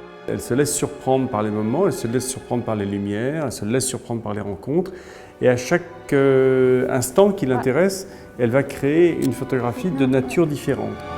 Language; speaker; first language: French; native; French